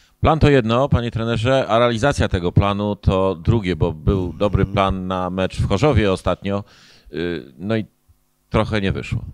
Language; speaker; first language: Polish; native; Polish